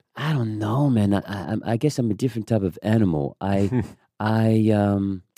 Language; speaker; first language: English; non-native, fluent; French